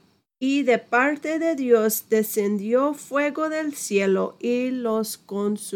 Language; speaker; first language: Spanish; non-native, fluent; English